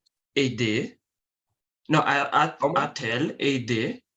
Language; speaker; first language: French; non-native, learner; Portuguese